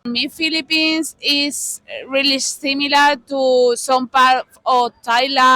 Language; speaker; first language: English; non-native, learner; Spanish